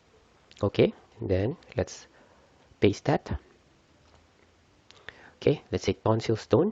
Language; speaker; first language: English; non-native, fluent; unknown